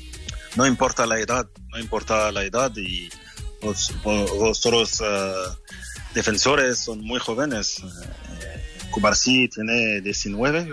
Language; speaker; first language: Spanish; non-native, fluent; French